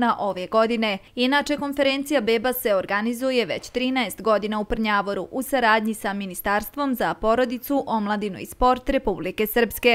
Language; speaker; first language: Serbian; native; Serbian